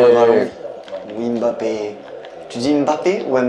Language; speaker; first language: French; native; French